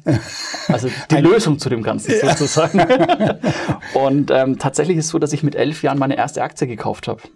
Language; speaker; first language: German; native; German